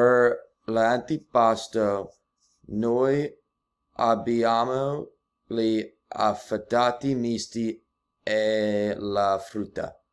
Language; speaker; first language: Italian; non-native, learner; English